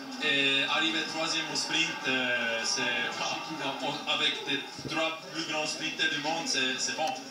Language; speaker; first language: French; non-native, learner; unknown